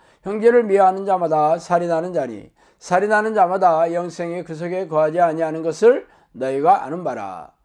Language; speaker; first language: Korean; native; Korean